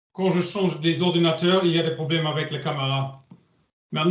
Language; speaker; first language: French; non-native, learner; English